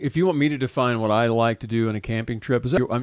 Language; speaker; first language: English; native; English